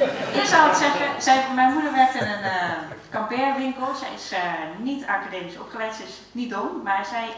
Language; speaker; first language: Dutch; native; Dutch